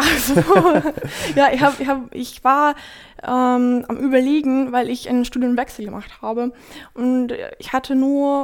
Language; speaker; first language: German; non-native, fluent; Ukrainian